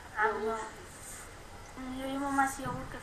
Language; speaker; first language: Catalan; non-native, local second language; Spanish